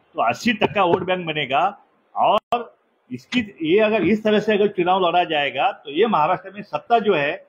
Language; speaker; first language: Hindi; non-native, local second language; Marathi